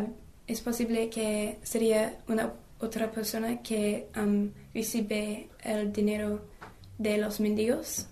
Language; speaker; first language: Spanish; non-native, learner; English